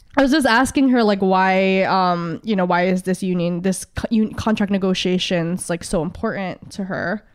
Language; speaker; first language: English; early bilingual, other home language; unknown